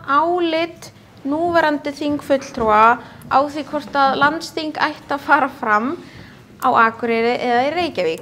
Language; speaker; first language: Icelandic; native; Icelandic